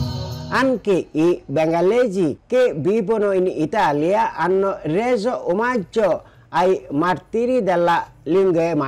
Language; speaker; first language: Italian; non-native, fluent; Bangla